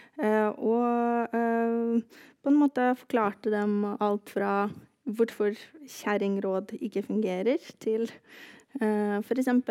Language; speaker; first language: Norwegian; non-native, fluent; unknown